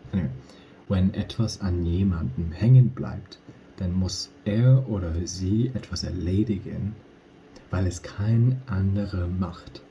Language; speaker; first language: German; non-native, learner; English